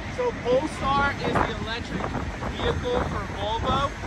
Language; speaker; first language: English; native; English